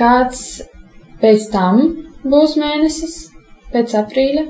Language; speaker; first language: Latvian; non-native, local second language; Russian